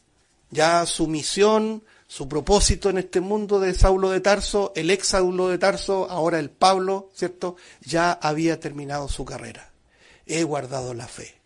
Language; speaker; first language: Spanish; native; Spanish